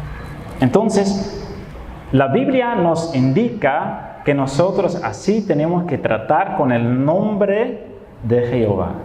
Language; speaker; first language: Spanish; non-native, fluent; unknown